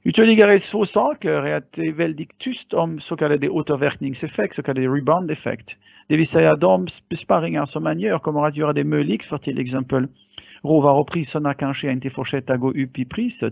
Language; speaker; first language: Swedish; non-native, fluent; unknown